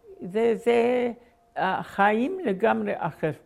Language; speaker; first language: Hebrew; non-native, fluent; Hungarian